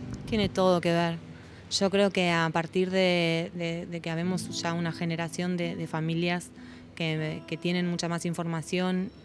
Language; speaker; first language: Spanish; native; Spanish